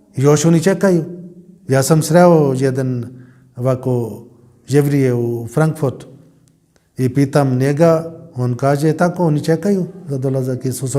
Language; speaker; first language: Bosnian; non-native, learner; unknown